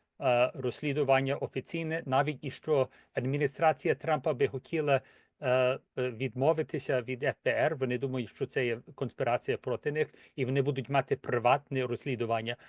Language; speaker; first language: Ukrainian; early bilingual, heritage; Ukrainian